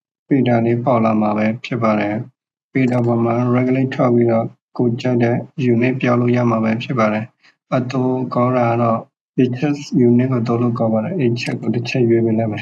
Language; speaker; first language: Burmese; native; Burmese